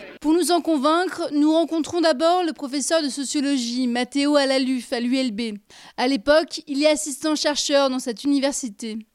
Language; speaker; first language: French; non-native, local second language; Luxembourgish